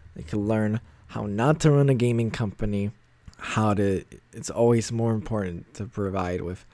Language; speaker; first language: English; native; English